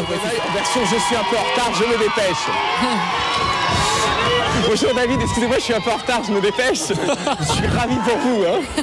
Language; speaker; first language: French; native; French